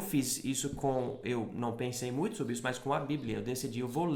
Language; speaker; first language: Portuguese; non-native, fluent; English